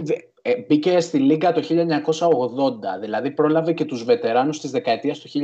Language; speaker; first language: Greek; native; Greek